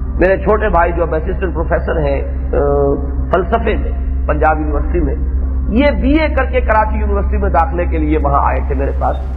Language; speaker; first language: Urdu; native; Urdu